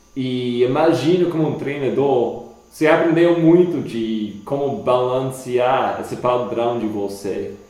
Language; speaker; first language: Portuguese; non-native, fluent; English